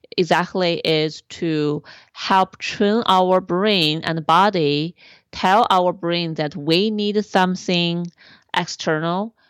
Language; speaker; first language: English; non-native, fluent; Chinese